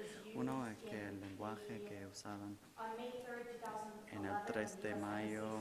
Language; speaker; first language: Spanish; non-native, fluent; English